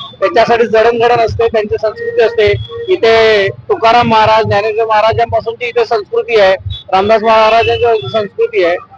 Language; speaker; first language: Marathi; native; Marathi